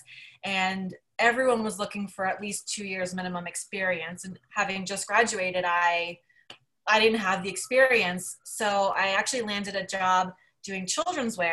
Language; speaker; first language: English; native; English